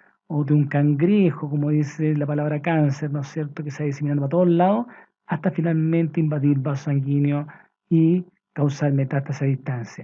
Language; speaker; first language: Spanish; native; Spanish